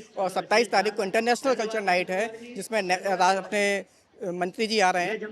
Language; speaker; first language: Hindi; native; Hindi